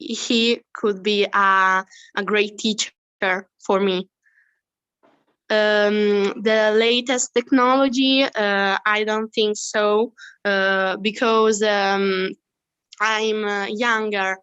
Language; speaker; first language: English; non-native, fluent; Italian